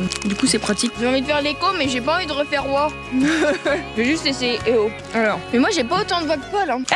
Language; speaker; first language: French; native; French